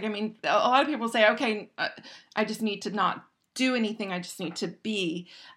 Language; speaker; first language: English; native; English